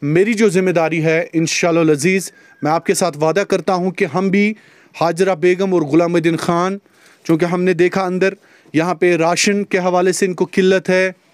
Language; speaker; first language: Hindi; non-native, local second language; Kashmiri